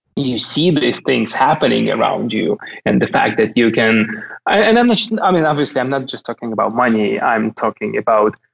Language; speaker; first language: English; non-native, fluent; Russian